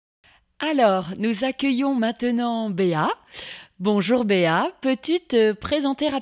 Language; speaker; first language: French; native; French